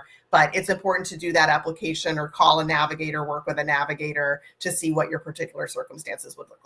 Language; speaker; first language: English; native; English